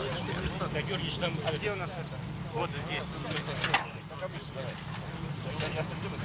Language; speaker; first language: Russian; native; Russian